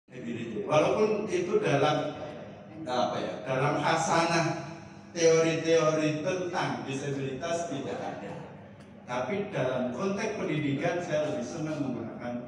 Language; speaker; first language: Indonesian; native; Indonesian